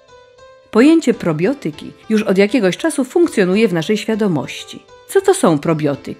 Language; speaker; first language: Polish; native; Polish